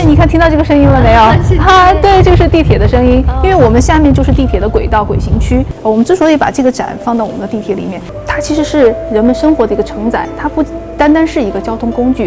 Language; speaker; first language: Chinese; native; Chinese